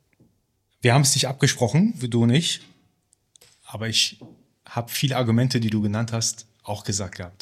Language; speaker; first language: German; early bilingual, other home language; Persian